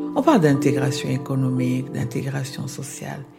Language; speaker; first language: French; non-native, local second language; Lingala